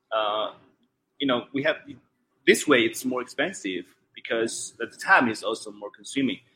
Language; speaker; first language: English; non-native, fluent; Chinese